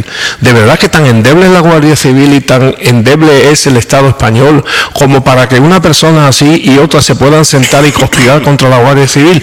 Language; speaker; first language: Spanish; native; Spanish